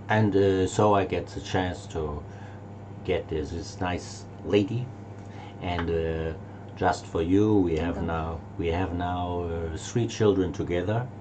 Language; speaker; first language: English; non-native, learner; German